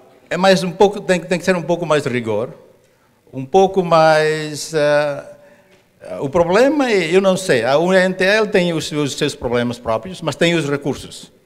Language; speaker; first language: Portuguese; non-native, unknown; Tetum